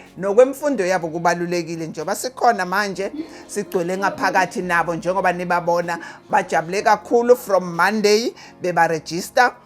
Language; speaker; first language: Zulu; native; Zulu